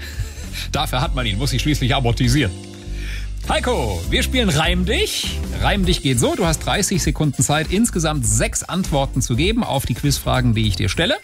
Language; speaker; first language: German; native; German